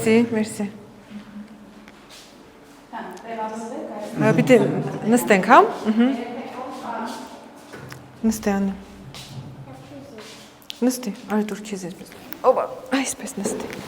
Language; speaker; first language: Armenian; early bilingual, heritage; Armenian